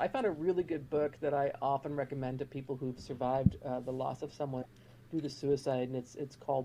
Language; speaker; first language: English; native; English